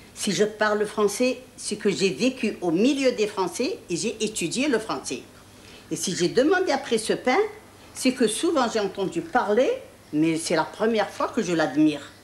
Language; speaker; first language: French; non-native, local second language; Arabic